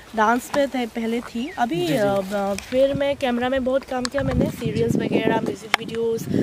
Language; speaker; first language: Hindi; non-native, local second language; Assamese